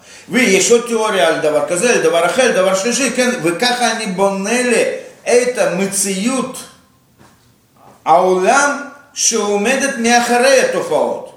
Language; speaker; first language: Hebrew; non-native, fluent; Russian